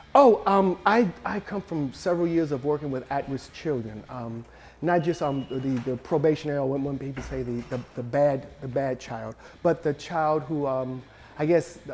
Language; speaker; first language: English; native; English